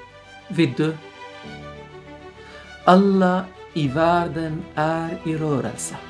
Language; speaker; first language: Swedish; non-native, fluent; Arabic